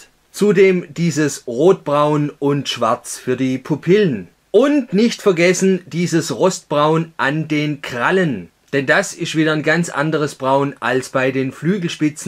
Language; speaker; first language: German; native; German